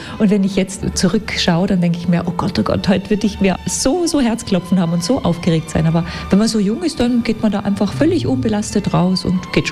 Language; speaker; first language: German; native; German